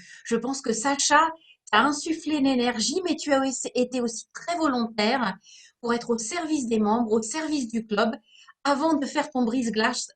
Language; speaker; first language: French; native; French